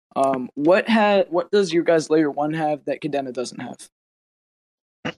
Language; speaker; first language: English; native; English